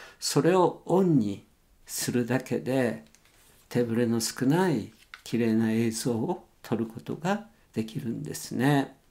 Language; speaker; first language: Japanese; native; Japanese